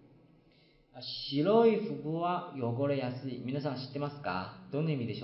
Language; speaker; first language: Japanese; non-native, fluent; Chinese